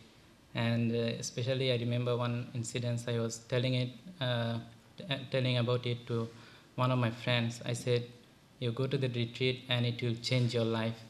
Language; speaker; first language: English; non-native, local second language; Bangla